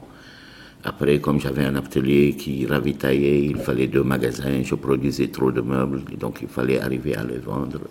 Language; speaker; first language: French; non-native, local second language; Arabic